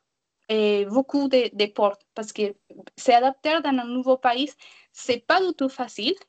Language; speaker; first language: French; non-native, learner; Spanish